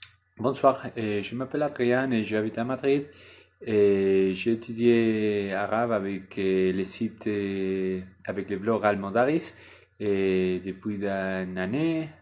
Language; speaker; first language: French; non-native, learner; Spanish